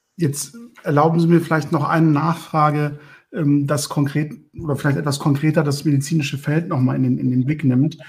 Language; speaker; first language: German; early bilingual, other home language; Turkish